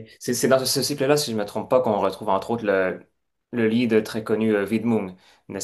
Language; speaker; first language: French; native; French